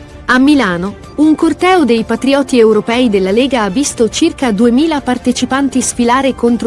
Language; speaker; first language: Italian; native; Italian